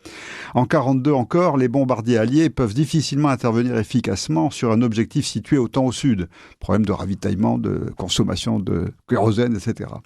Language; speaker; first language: French; native; French